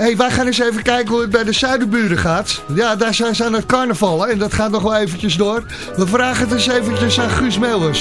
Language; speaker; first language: Dutch; native; Dutch